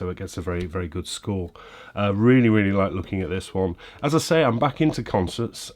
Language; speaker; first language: English; native; English